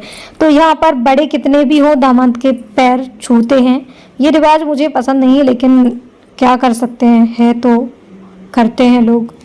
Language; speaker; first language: Hindi; native; Hindi